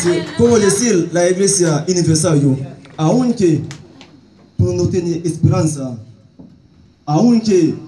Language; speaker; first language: Spanish; non-native, learner; Haitian Creole